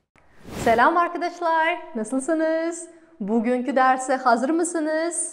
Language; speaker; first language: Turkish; non-native, fluent; Kazakh